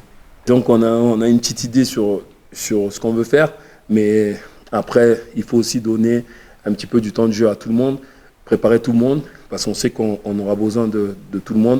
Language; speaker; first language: French; native; French